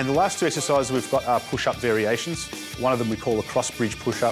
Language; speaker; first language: English; native; English